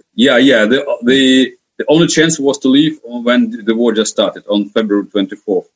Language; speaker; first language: English; non-native, fluent; Ukrainian